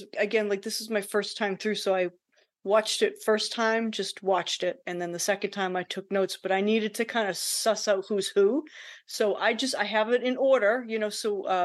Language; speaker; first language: English; native; English